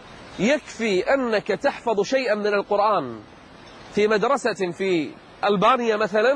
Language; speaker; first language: Arabic; native; Arabic